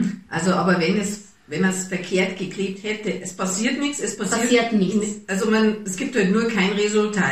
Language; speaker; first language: German; native; German